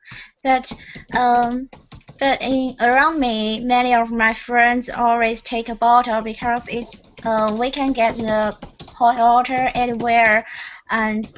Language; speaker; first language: English; non-native, learner; Chinese